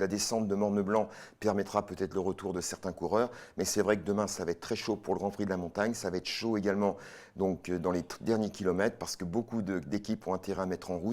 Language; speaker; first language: French; native; French